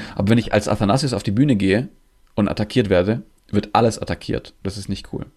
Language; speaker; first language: German; non-native, local second language; Greek